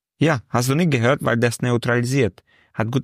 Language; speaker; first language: German; non-native, learner; Romanian